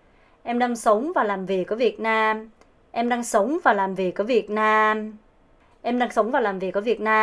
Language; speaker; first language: Vietnamese; non-native, fluent; Korean